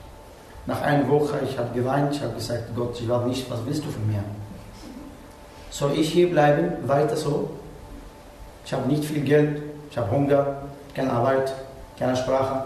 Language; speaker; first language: German; non-native, learner; Arabic